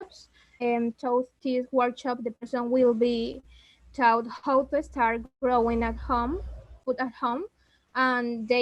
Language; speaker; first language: English; non-native, learner; Spanish